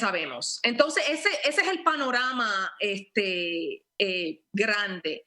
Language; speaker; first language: Spanish; early bilingual, heritage; Spanish